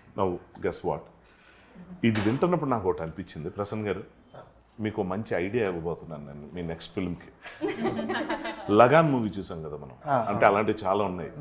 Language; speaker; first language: Telugu; native; Telugu